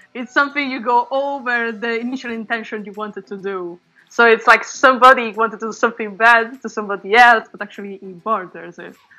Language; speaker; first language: English; non-native, fluent; Italian